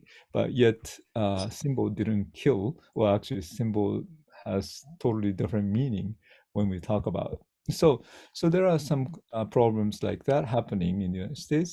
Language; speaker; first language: English; non-native, fluent; Japanese